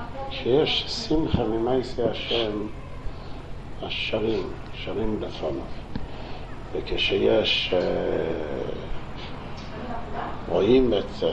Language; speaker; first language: Hebrew; non-native, local second language; Yiddish